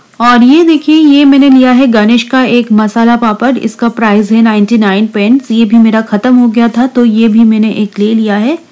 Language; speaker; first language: Hindi; non-native, local second language; Bangla